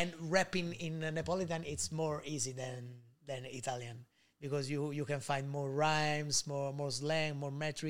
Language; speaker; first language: English; non-native, learner; Italian